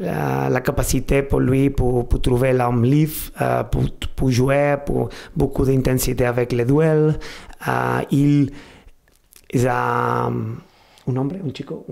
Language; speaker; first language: French; non-native, fluent; Spanish